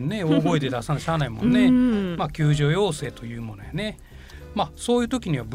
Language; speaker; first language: Japanese; native; Japanese